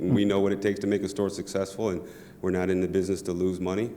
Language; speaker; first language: English; native; English